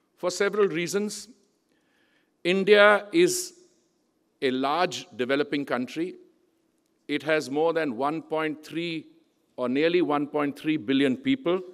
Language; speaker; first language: English; non-native, local second language; Punjabi